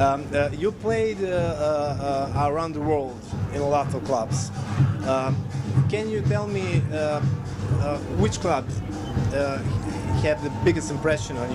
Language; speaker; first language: English; non-native, fluent; Serbian